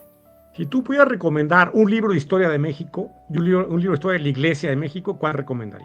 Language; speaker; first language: Spanish; native; Spanish